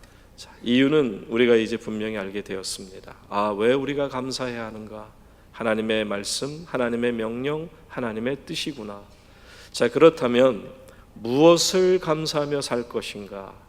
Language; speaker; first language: Korean; native; Korean